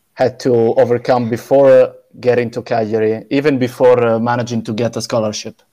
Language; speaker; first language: English; non-native, fluent; Italian